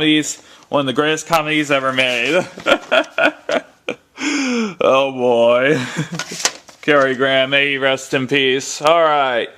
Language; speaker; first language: English; native; English